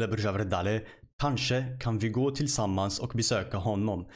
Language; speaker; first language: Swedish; non-native, fluent; Arabic